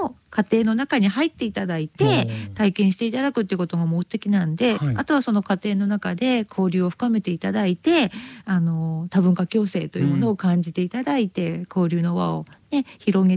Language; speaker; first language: Japanese; native; Japanese